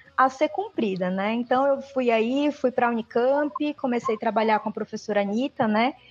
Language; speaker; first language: Portuguese; native; Portuguese